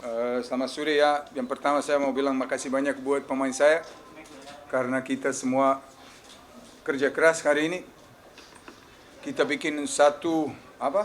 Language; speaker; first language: Indonesian; non-native, fluent; Serbian